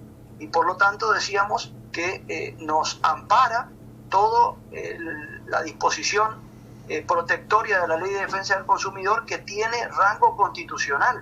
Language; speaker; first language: Spanish; native; Spanish